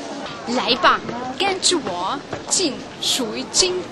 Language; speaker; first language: Chinese; non-native, learner; German